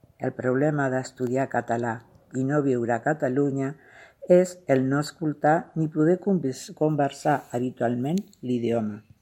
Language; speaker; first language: Catalan; non-native, fluent; Spanish